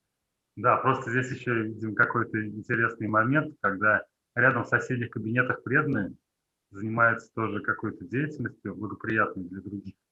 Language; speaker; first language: Russian; native; Russian